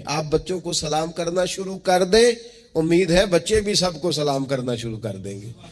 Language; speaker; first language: Urdu; non-native, local second language; Punjabi